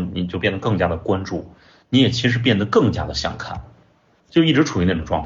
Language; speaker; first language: Chinese; native; Chinese